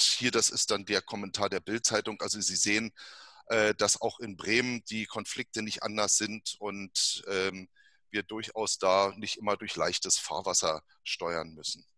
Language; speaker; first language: German; native; German